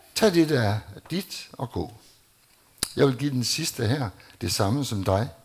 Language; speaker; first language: Danish; native; Danish